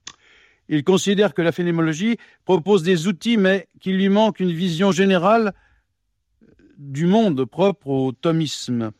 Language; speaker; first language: French; native; French